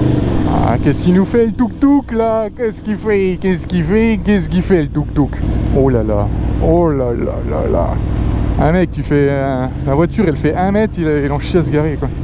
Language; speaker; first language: French; native; French